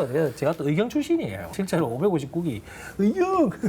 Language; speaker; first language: Korean; native; Korean